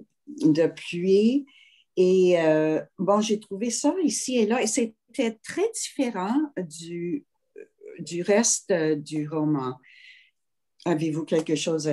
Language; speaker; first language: French; non-native, fluent; English